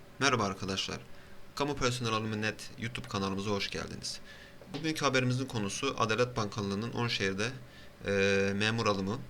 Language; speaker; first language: Turkish; native; Turkish